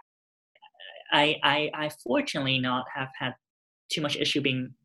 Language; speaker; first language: English; non-native, local second language; Cantonese